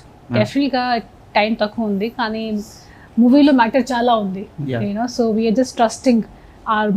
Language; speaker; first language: Telugu; non-native, local second language; Hindi